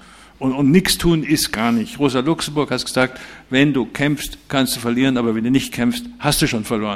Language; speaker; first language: German; native; German